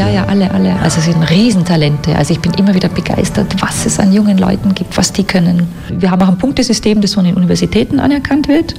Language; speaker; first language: German; native; German